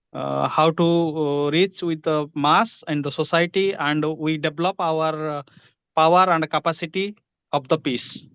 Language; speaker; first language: English; non-native, fluent; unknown